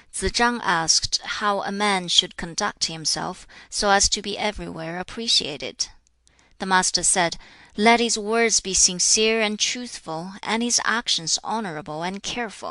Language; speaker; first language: English; non-native, fluent; Chinese